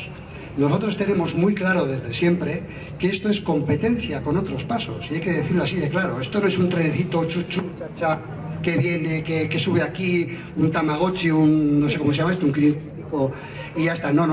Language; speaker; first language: Spanish; native; Spanish